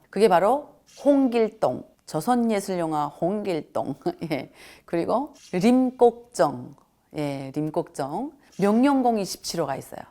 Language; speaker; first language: Korean; native; Korean